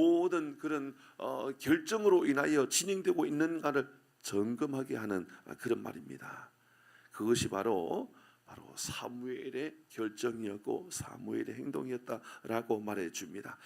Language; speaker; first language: Korean; native; Korean